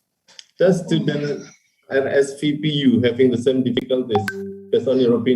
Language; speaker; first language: English; non-native, fluent; Indonesian